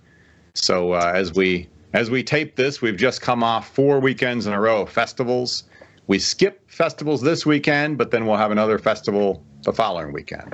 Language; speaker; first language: English; native; English